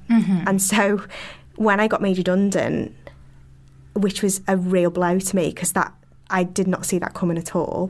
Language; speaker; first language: English; native; English